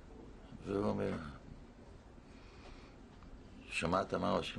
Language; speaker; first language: Hebrew; non-native, fluent; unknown